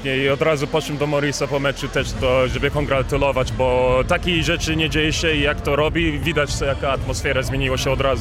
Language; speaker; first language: Polish; non-native, learner; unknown